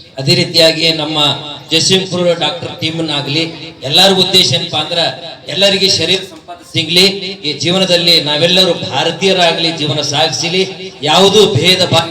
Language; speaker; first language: Kannada; native; Kannada